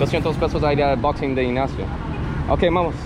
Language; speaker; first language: Spanish; non-native, learner; English